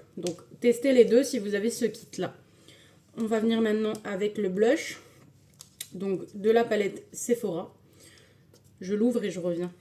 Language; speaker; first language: French; native; French